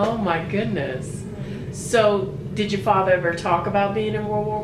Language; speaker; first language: English; native; English